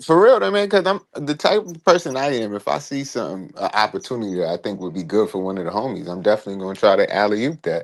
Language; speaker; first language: English; native; English